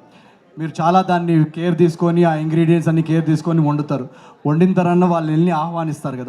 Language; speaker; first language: Telugu; native; Telugu